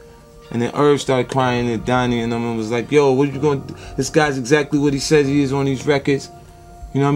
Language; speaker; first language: English; native; English